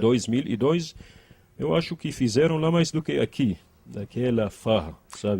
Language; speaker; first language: Portuguese; non-native, learner; Arabic